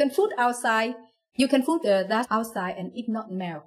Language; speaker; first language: English; non-native, learner; Vietnamese